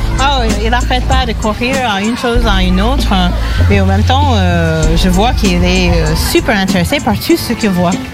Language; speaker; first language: French; non-native, fluent; English